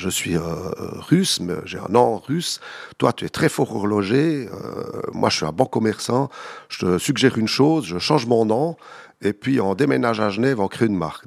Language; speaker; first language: French; native; French